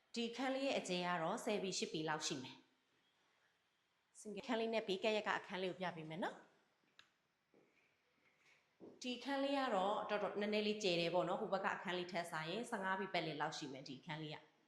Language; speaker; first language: Burmese; native; Burmese